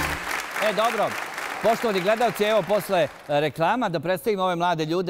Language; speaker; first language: Serbian; native; Serbian